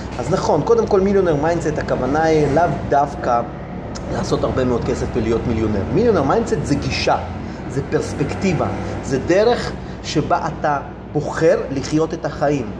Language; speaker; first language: Hebrew; early bilingual, other home language; Russian